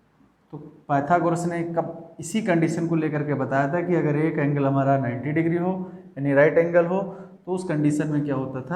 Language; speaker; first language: Hindi; native; Hindi